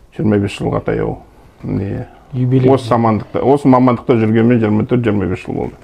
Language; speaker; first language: Kazakh; native; Kazakh